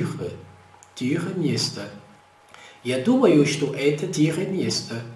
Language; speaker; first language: Russian; non-native, learner; Portuguese